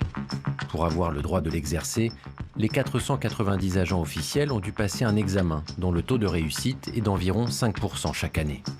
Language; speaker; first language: French; native; French